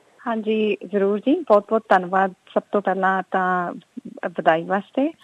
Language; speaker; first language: Punjabi; native; Punjabi